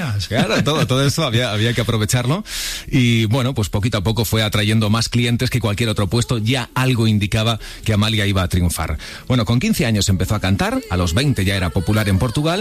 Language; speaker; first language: Spanish; native; Spanish